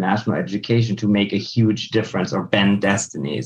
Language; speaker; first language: English; non-native, fluent; German